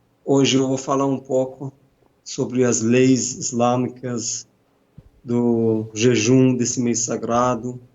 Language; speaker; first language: Portuguese; non-native, fluent; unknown